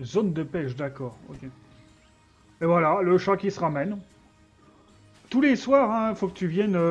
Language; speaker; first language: French; native; French